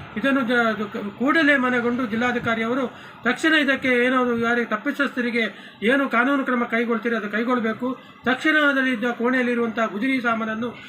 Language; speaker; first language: Kannada; native; Kannada